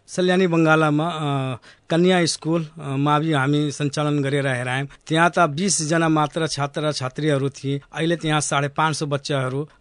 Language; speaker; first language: Nepali; non-native, local second language; Awadhi